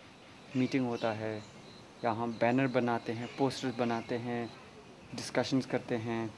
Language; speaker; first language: Hindi; non-native, local second language; Tibetan